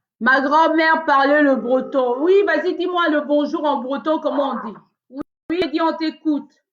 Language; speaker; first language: French; non-native, local second language; Lingala